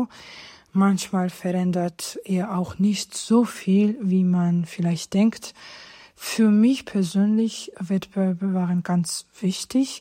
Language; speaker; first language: German; non-native, fluent; Georgian